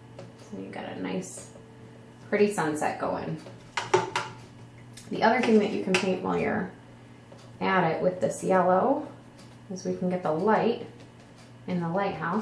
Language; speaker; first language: English; native; English